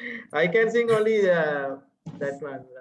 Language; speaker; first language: English; non-native, fluent; Sinhala